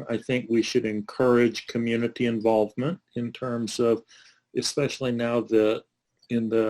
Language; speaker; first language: English; native; English